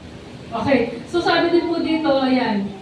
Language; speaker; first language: Filipino; native; Filipino